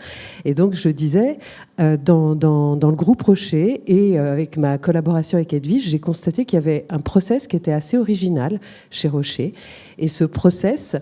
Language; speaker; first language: French; native; French